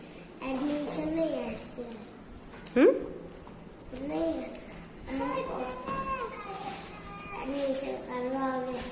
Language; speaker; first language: Hindi; non-native, local second language; Kashmiri